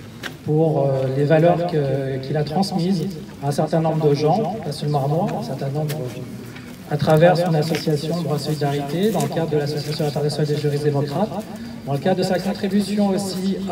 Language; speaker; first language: French; native; French